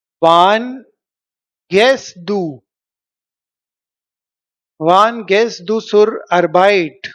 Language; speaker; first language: German; non-native, learner; Hindi